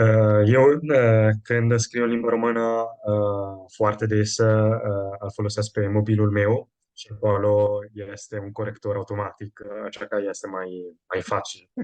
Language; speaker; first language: Romanian; non-native, fluent; Italian